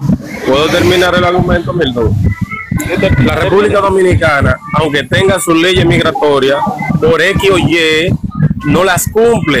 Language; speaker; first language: Spanish; native; Spanish